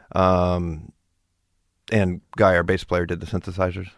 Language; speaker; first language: English; early bilingual, other home language; German